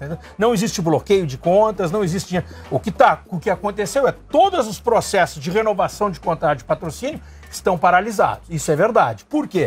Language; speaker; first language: Portuguese; native; Portuguese